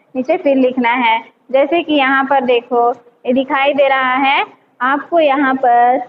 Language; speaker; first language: Hindi; non-native, local second language; Telugu